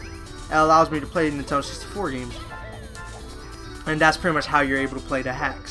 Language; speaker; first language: English; native; English